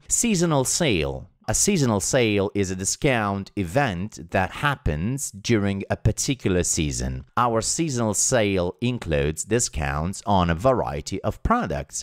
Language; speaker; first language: English; non-native, fluent; Italian